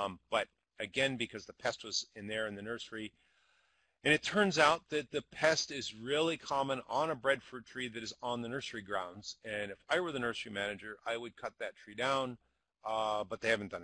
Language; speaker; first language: English; native; English